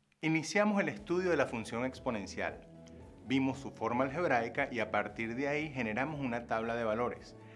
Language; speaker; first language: Spanish; native; Spanish